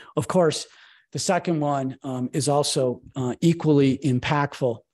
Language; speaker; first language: English; native; English